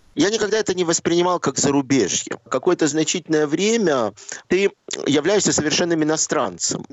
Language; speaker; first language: Russian; native; Russian